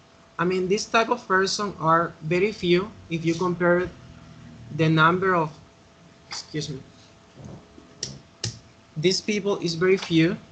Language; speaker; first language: English; non-native, fluent; Spanish